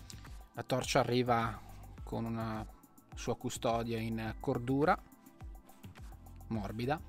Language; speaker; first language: Italian; native; Italian